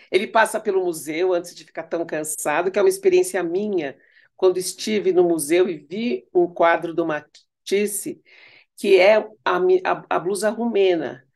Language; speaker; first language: Portuguese; early bilingual, other home language; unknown